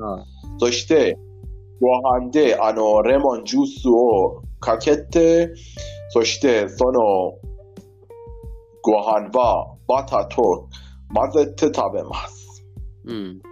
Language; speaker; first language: Japanese; non-native, learner; Persian